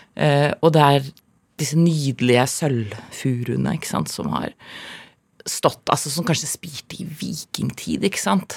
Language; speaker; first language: Norwegian; native; Norwegian